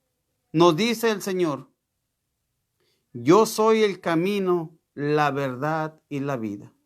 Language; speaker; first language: Spanish; native; Spanish